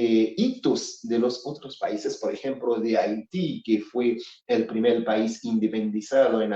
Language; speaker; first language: Spanish; non-native, fluent; Haitian Creole